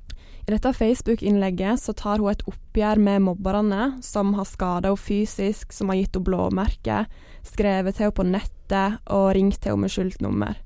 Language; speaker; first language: Norwegian; native; Norwegian